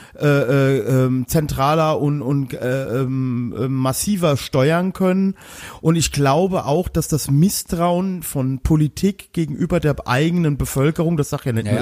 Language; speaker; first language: German; native; German